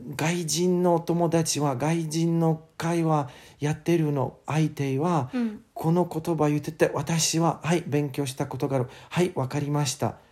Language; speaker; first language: Japanese; non-native, learner; English